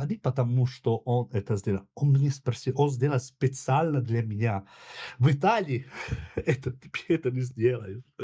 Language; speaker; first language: Russian; non-native, learner; Italian